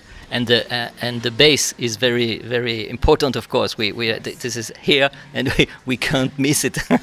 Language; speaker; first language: English; non-native, fluent; French